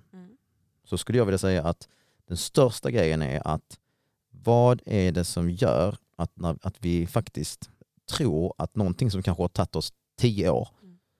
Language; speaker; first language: Swedish; native; Swedish